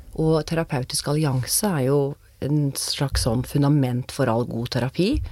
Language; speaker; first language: Norwegian; native; Norwegian